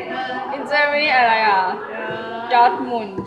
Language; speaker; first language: English; non-native, learner; Thai